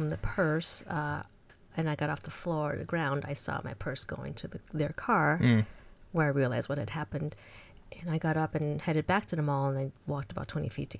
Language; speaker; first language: English; early bilingual, other home language; Chinese